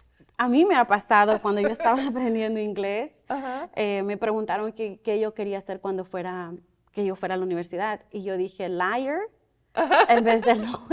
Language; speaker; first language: Spanish; early bilingual, other home language; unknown